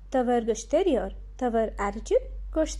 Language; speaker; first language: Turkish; non-native, learner; Bangla